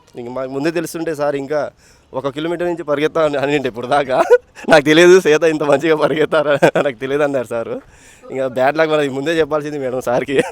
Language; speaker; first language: Telugu; native; Telugu